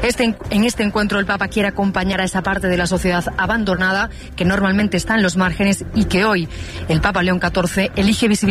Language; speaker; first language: Spanish; native; Spanish